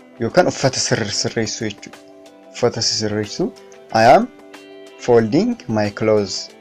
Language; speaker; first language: Oromo; native; Oromo